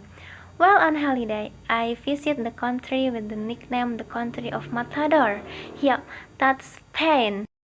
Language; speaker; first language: English; non-native, learner; Indonesian